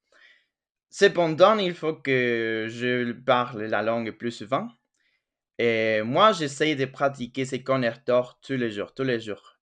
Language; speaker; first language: French; non-native, fluent; Spanish